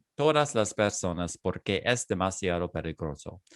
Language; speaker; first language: Spanish; non-native, fluent; English